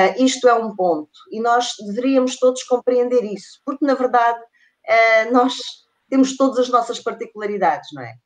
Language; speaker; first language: Portuguese; native; Portuguese